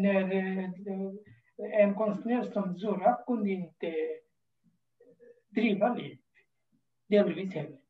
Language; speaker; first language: Swedish; non-native, fluent; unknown